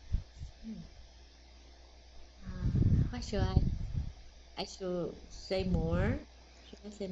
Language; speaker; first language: English; non-native, learner; Chinese